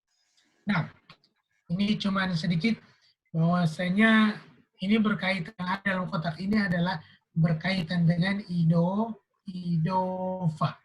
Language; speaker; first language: Indonesian; native; Indonesian